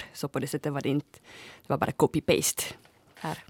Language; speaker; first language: Swedish; non-native, fluent; French